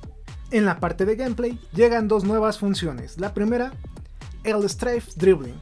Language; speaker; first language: Spanish; native; Spanish